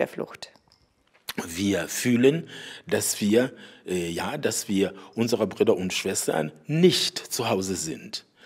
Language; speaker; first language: German; non-native, fluent; Rundi